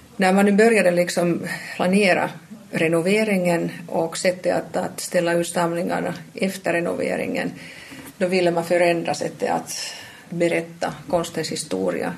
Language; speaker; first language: Swedish; non-native, local second language; Finnish